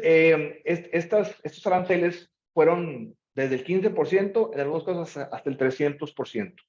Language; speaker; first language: Spanish; native; Spanish